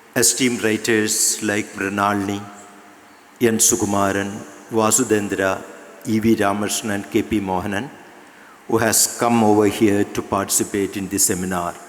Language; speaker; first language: English; non-native, local second language; Malayalam